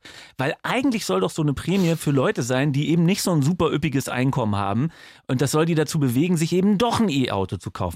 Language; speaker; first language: German; native; German